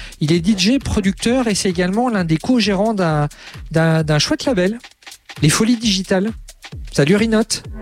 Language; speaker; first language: French; native; French